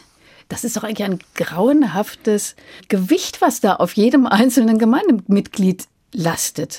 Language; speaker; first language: German; native; German